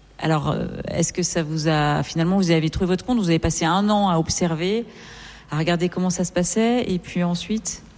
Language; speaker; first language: French; native; French